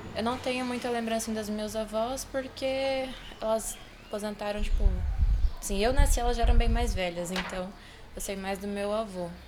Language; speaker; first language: Portuguese; native; Portuguese